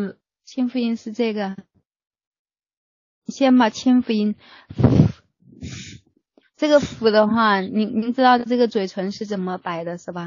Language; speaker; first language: Chinese; native; Chinese